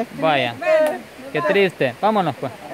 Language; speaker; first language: Spanish; native; Spanish